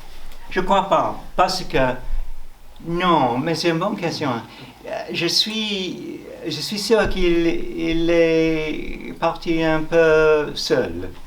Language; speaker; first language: French; non-native, learner; English